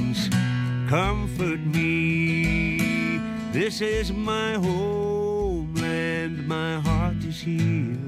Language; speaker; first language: English; native; English